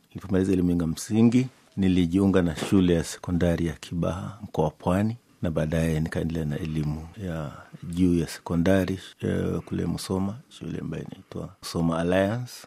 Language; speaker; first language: Swahili; non-native, local second language; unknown